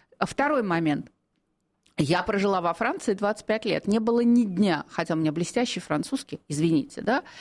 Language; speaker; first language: Russian; native; Russian